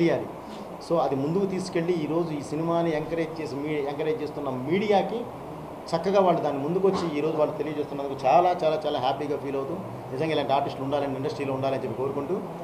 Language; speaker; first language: Telugu; native; Telugu